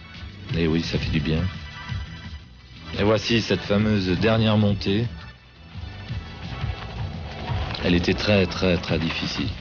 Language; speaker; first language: French; native; French